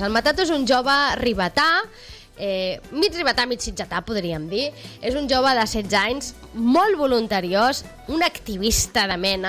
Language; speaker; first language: Catalan; native; Catalan